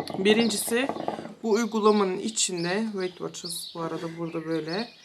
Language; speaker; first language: Turkish; early bilingual, heritage; Turkish